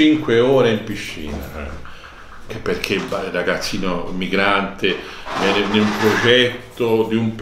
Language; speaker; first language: Italian; native; Italian